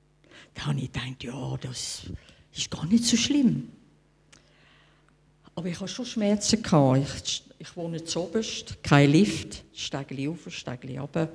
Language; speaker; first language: German; non-native, fluent; English